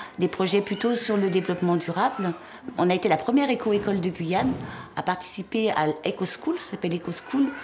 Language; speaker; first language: French; native; French